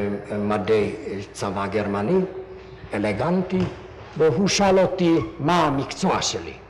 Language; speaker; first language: Hebrew; non-native, fluent; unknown